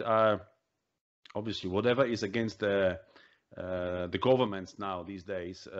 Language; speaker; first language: English; non-native, fluent; Polish